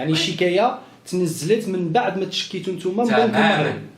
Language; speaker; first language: Arabic; native; Arabic